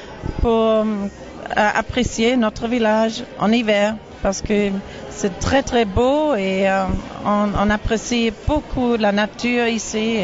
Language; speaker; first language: French; non-native, learner; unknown